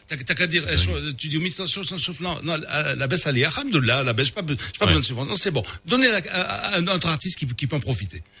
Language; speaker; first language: French; non-native, local second language; Arabic